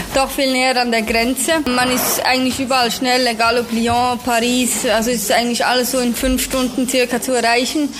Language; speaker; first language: German; native; German